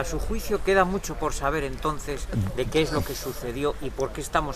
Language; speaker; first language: Spanish; native; Spanish